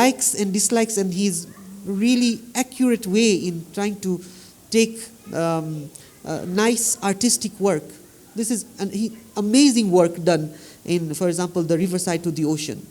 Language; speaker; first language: English; non-native, fluent; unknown